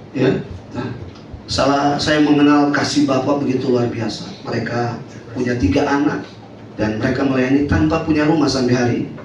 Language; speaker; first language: Indonesian; native; Indonesian